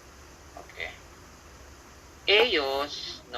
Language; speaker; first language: Spanish; non-native, fluent; Filipino